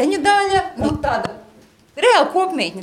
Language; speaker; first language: Latvian; native; Latvian